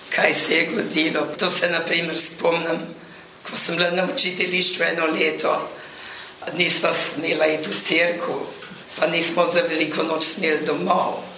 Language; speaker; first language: Slovenian; native; Slovenian